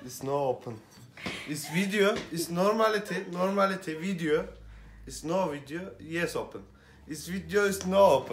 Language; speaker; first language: English; non-native, learner; Turkish